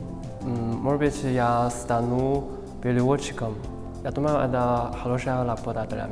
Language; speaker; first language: Russian; non-native, learner; Chinese